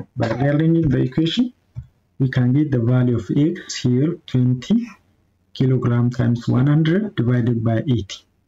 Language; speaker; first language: English; non-native, local second language; Amharic